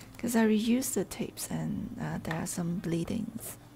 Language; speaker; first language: English; non-native, local second language; Cantonese